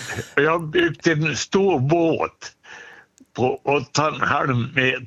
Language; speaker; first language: Swedish; native; Swedish